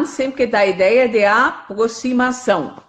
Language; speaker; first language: Portuguese; non-native, fluent; German